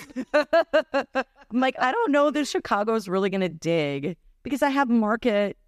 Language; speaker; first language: English; early bilingual, other home language; Serbian